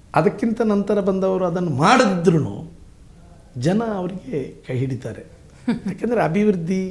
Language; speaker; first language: Kannada; non-native, local second language; Tulu